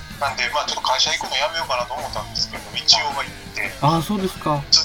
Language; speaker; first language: Japanese; native; Japanese